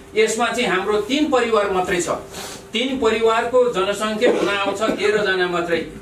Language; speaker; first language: Nepali; native; Nepali